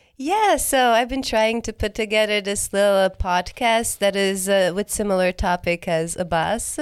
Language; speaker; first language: English; non-native, fluent; Croatian